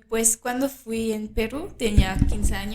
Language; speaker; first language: Spanish; non-native, fluent; French